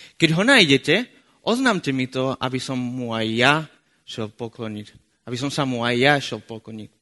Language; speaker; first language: Slovak; non-native, fluent; Spanish